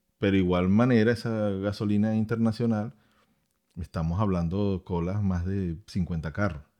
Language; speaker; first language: Spanish; native; Spanish